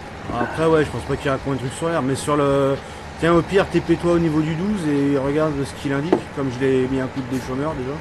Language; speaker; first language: French; native; French